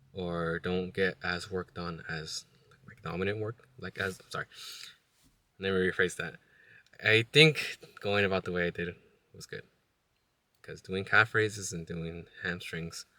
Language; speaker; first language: English; native; English